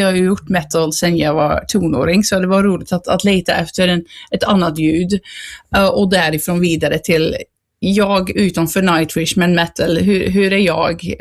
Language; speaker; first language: Swedish; non-native, fluent; Dutch